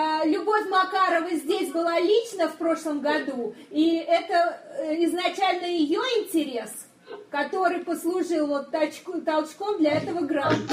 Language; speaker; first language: Russian; native; Russian